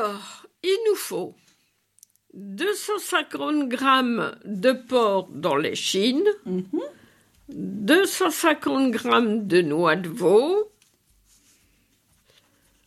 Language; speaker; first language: French; native; French